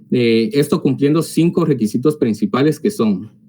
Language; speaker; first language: Spanish; native; Spanish